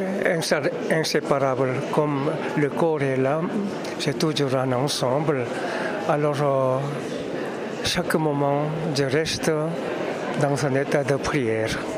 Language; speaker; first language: French; non-native, fluent; Korean